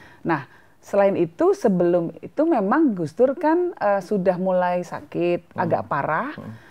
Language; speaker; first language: Indonesian; native; Indonesian